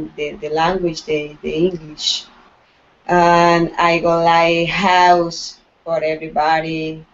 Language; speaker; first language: English; non-native, learner; Spanish